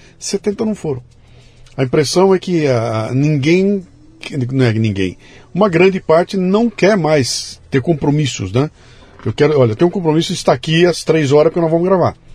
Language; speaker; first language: Portuguese; native; Portuguese